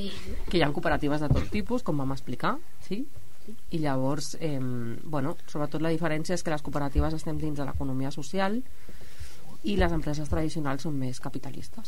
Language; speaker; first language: Catalan; native; Catalan